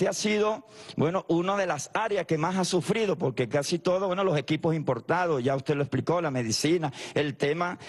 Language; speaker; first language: Spanish; native; Spanish